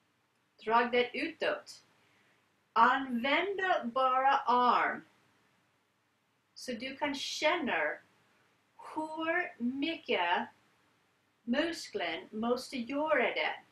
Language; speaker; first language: Swedish; non-native, learner; English